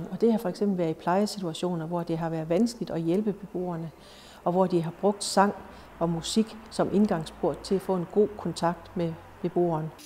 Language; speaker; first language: Danish; native; Danish